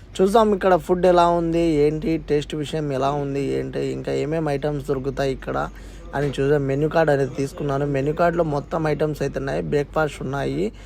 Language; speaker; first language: Telugu; non-native, local second language; Urdu